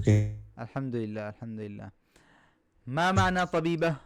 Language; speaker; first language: Arabic; non-native, fluent; Bangla